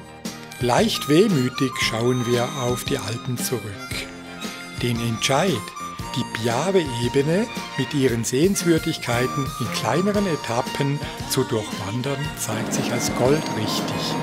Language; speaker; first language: German; native; German